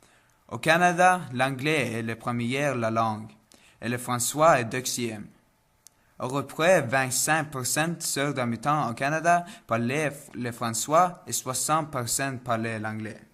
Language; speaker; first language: French; non-native, learner; Norwegian